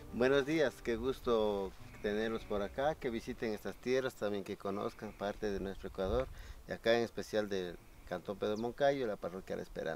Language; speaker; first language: Spanish; native; Spanish